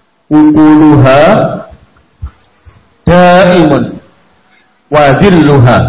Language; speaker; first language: Arabic; non-native, learner; Indonesian